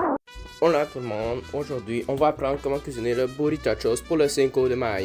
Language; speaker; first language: French; native; French